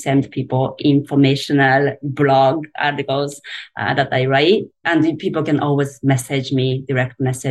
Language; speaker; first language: English; non-native, fluent; Japanese